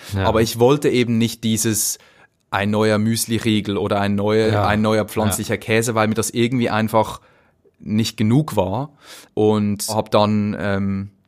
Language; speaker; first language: German; native; German